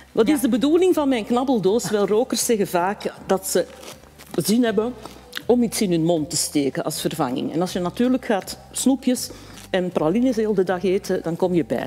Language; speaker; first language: Dutch; native; Dutch